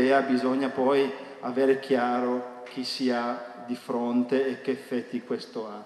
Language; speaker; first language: Italian; native; Italian